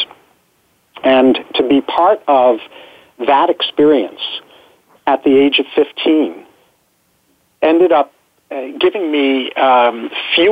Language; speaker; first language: English; native; English